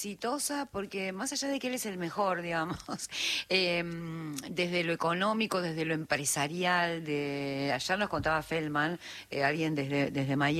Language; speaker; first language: Spanish; native; Spanish